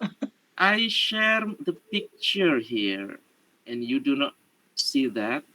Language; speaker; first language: English; non-native, learner; Indonesian